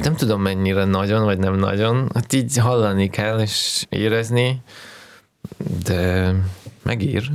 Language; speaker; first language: Hungarian; non-native, learner; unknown